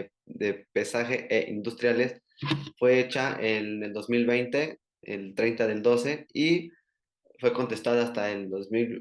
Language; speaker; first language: Spanish; native; Spanish